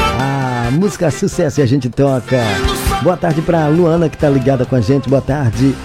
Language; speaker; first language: Portuguese; native; Portuguese